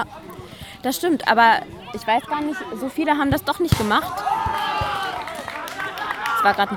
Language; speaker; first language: German; native; German